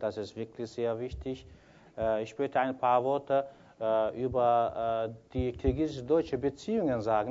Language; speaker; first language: German; non-native, fluent; Kyrgyz